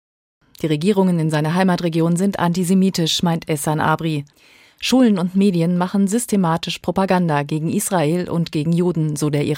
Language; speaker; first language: German; native; German